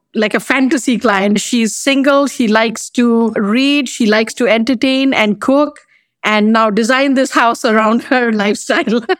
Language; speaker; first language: English; non-native, local second language; Bangla